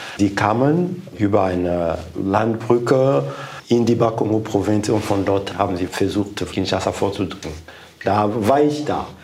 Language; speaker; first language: German; non-native, fluent; Lingala